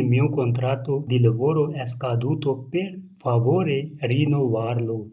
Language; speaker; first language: Italian; non-native, fluent; Punjabi